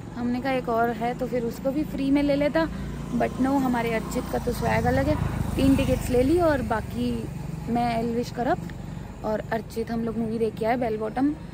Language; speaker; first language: Hindi; native; Hindi